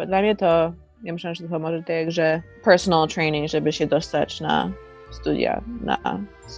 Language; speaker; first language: Polish; early bilingual, heritage; Polish